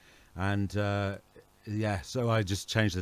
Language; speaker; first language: English; native; English